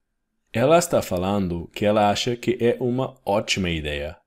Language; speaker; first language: Portuguese; non-native, fluent; English